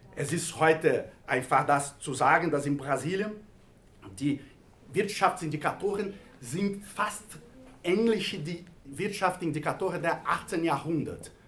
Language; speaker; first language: German; non-native, fluent; Portuguese